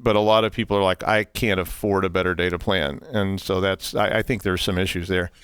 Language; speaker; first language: English; native; English